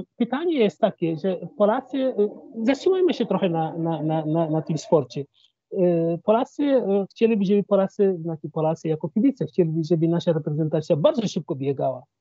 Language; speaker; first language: Polish; non-native, fluent; Wolof